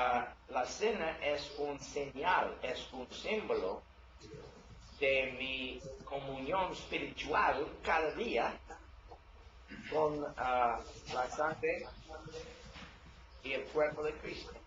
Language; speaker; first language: Spanish; non-native, learner; English